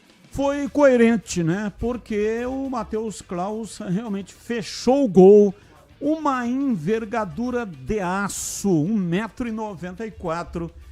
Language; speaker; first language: Portuguese; native; Portuguese